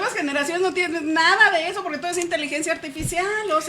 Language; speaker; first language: Spanish; native; Spanish